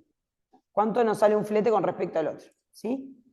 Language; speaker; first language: Spanish; native; Spanish